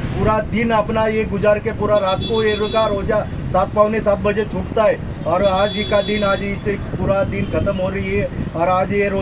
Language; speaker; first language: Hindi; non-native, local second language; Marathi